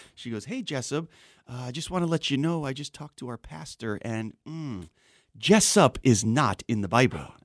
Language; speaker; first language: English; native; English